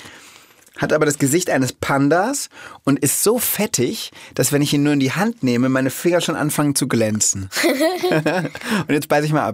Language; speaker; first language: German; native; German